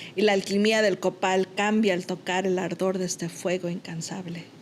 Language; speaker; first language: Spanish; early bilingual, heritage; Spanish